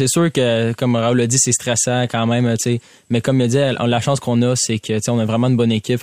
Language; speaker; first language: French; native; French